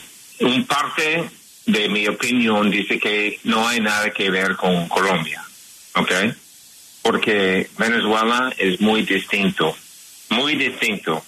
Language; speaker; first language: Spanish; non-native, fluent; English